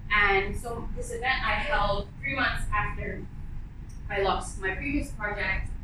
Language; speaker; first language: English; early bilingual, other home language; Arabic